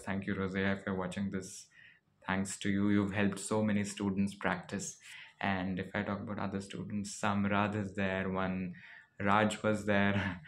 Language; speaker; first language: English; non-native, local second language; Marathi